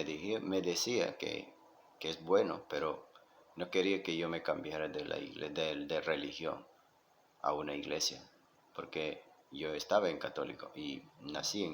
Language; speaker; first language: Spanish; non-native, local second language; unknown